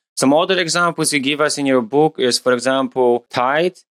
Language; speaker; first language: English; non-native, fluent; Polish